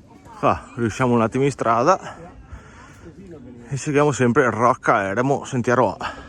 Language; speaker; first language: Italian; native; Italian